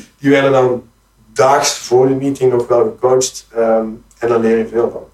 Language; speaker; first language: Dutch; native; Dutch